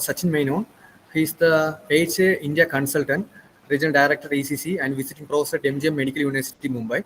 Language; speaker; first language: English; non-native, local second language; Malayalam